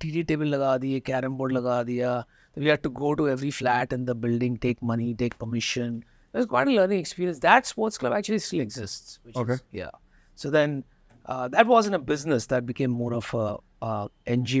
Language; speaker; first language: English; non-native, local second language; Hindi